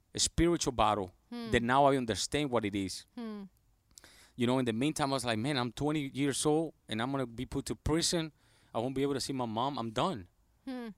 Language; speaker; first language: English; non-native, fluent; Spanish